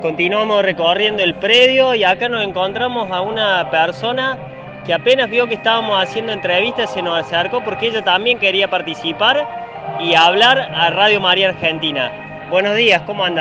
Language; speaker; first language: Spanish; native; Spanish